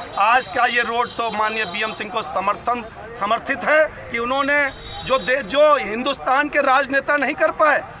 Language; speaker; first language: Hindi; native; Hindi